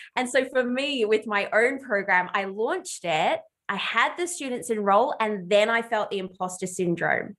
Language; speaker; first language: English; native; English